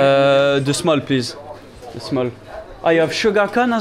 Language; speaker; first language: English; non-native, learner; French